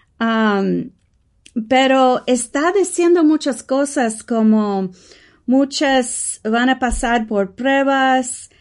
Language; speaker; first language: Spanish; early bilingual, heritage; English